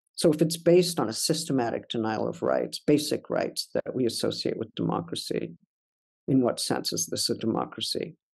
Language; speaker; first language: English; native; English